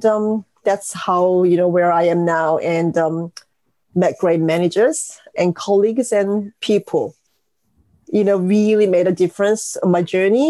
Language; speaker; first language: English; non-native, fluent; Korean